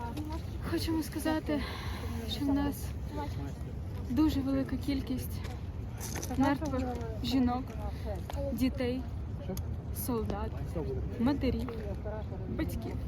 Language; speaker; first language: Ukrainian; native; Ukrainian